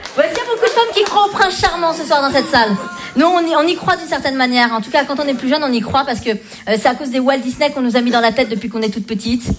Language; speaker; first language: French; native; French